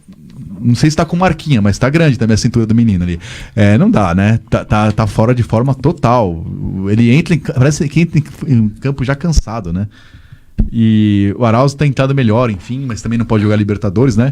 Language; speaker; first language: Portuguese; native; Portuguese